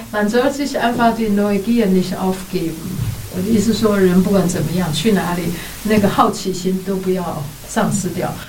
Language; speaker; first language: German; non-native, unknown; Chinese